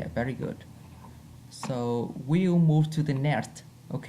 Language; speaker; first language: English; non-native, fluent; Vietnamese